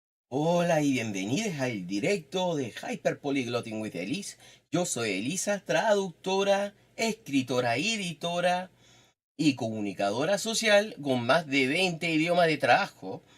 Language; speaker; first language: Spanish; non-native, fluent; English